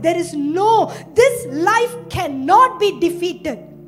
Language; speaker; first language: English; non-native, local second language; Tamil